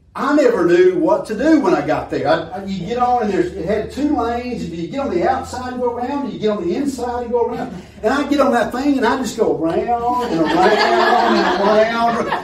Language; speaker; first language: English; native; English